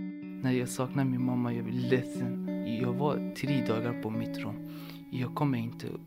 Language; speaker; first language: Swedish; non-native, learner; Persian